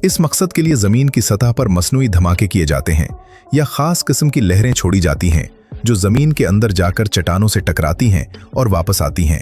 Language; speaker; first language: Urdu; native; Urdu